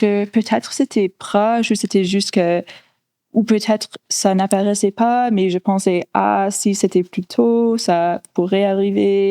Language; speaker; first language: French; non-native, local second language; English